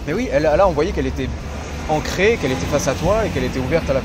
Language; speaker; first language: French; native; French